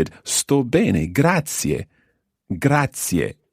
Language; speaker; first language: Italian; non-native, fluent; English